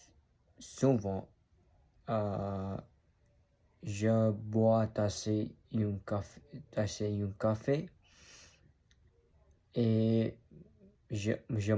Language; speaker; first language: French; non-native, learner; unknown